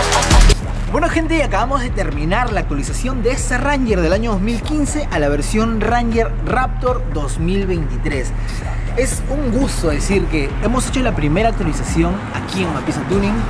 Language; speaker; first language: Spanish; native; Spanish